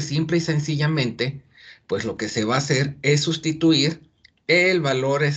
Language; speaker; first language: Spanish; native; Spanish